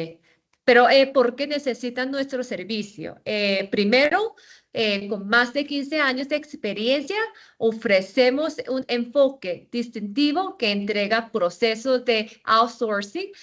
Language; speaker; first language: Spanish; non-native, fluent; Korean